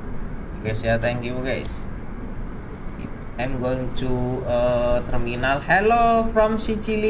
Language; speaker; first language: English; non-native, local second language; Indonesian